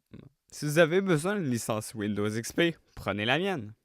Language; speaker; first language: French; native; French